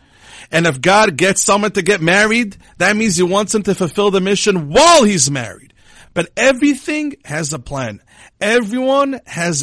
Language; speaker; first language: English; non-native, fluent; Hebrew